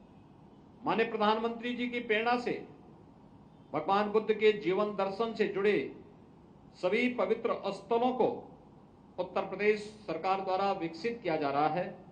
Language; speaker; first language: Hindi; native; Hindi